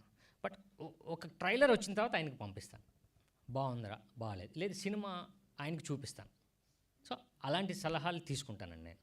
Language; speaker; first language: Telugu; native; Telugu